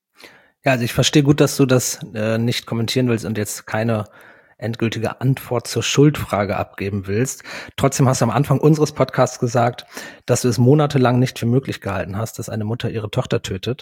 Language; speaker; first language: German; native; German